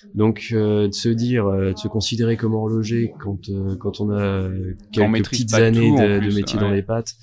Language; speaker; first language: French; native; French